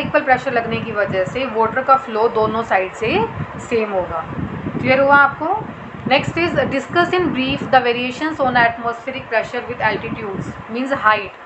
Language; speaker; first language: Hindi; native; Hindi